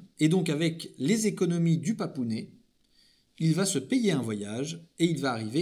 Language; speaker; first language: French; native; French